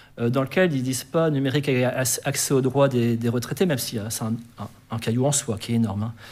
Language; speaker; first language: French; native; French